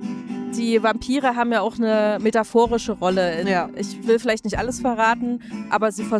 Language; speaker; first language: German; native; German